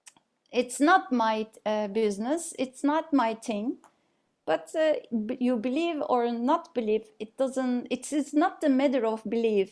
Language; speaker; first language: English; non-native, fluent; Turkish